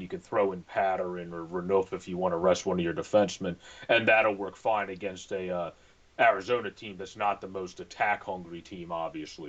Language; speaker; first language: English; native; English